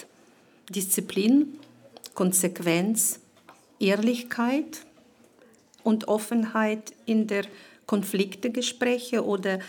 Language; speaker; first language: German; non-native, fluent; Ukrainian